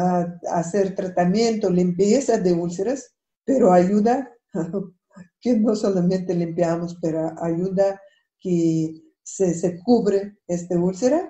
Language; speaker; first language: Spanish; non-native, fluent; Russian